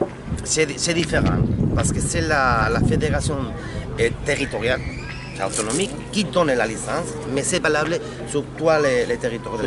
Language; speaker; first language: French; non-native, learner; Spanish